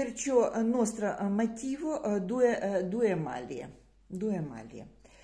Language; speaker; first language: Italian; non-native, learner; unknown